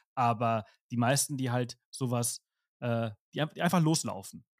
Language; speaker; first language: German; non-native, fluent; Spanish